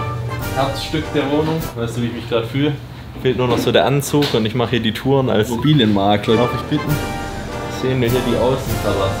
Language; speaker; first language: German; native; German